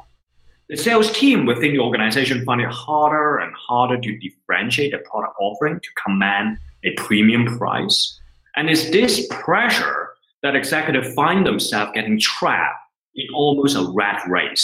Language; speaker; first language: English; non-native, local second language; Cantonese